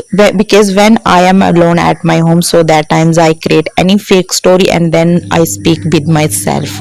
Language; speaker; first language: English; non-native, learner; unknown